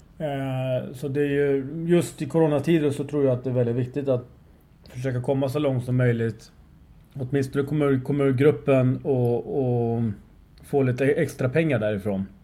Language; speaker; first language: Swedish; early bilingual, other home language; Persian